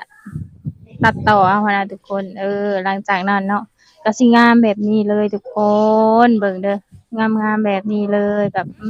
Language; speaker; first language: Thai; non-native, local second language; Northeastern Thai